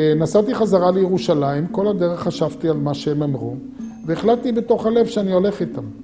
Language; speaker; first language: Hebrew; native; Hebrew